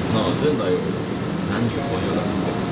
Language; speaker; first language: Chinese; non-native, fluent; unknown